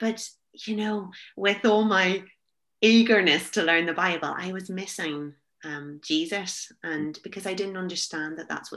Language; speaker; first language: English; native; English